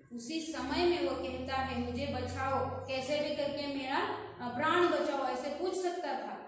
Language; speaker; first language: Hindi; non-native, local second language; Kannada